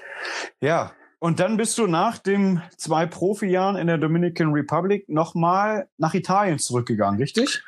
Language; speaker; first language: German; native; German